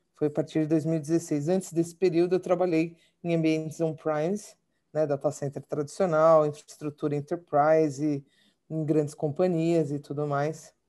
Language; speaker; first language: Portuguese; native; Portuguese